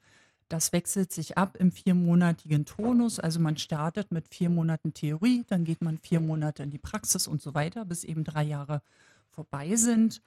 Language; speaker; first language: German; native; German